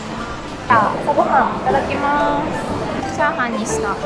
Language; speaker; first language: Japanese; native; Japanese